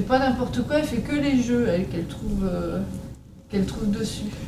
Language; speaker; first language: French; native; French